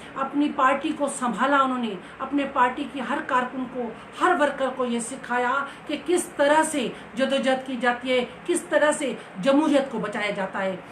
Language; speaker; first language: Urdu; non-native, local second language; Sindhi